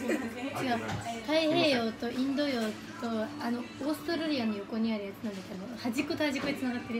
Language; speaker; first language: Japanese; native; Japanese